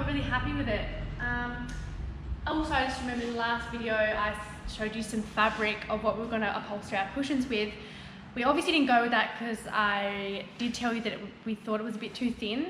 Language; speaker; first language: English; native; English